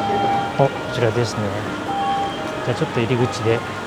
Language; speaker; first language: Japanese; native; Japanese